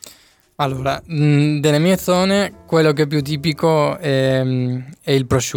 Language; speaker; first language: Italian; non-native, fluent; Spanish